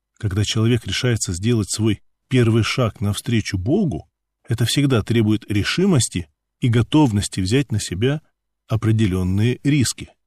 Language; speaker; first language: Russian; native; Russian